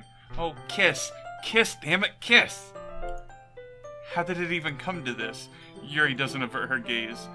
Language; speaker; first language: English; native; English